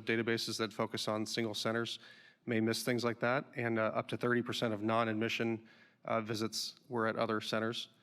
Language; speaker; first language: English; native; English